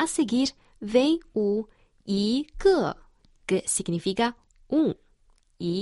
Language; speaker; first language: Portuguese; non-native, fluent; Chinese